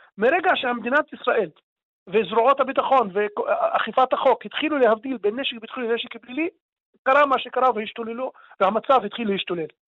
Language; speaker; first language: Hebrew; non-native, local second language; Arabic